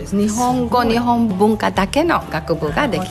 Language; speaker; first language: Japanese; non-native, fluent; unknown